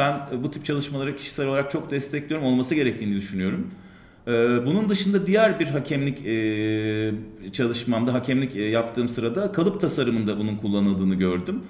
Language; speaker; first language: Turkish; native; Turkish